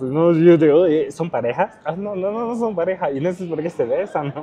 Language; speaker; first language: Spanish; non-native, fluent; Chinese